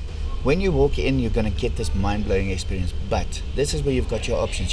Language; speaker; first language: English; non-native, local second language; Afrikaans